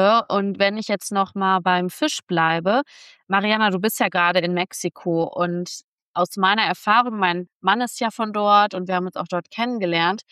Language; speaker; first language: German; native; German